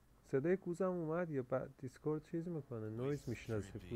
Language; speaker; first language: Persian; non-native, local second language; Azerbaijani